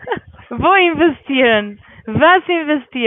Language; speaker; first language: German; non-native, learner; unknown